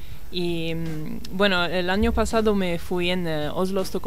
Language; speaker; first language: Spanish; non-native, learner; Italian